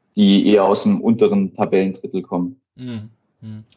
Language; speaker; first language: German; native; German